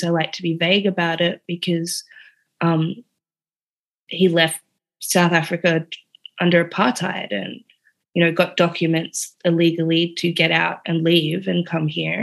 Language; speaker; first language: English; native; English